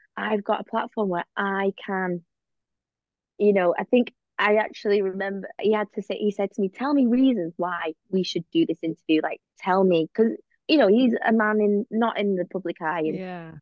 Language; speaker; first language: English; native; English